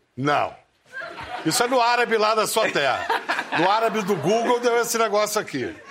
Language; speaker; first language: Portuguese; native; Portuguese